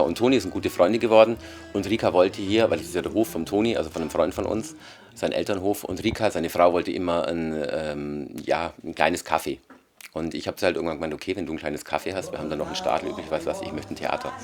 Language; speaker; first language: German; native; German